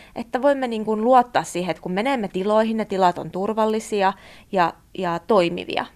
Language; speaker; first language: Finnish; native; Finnish